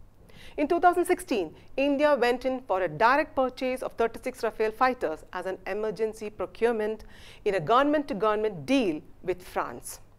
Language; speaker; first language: English; non-native, local second language; Malayalam